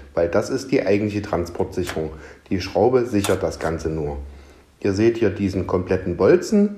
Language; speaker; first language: German; native; German